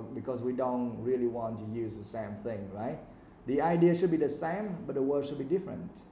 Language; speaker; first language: English; non-native, fluent; Vietnamese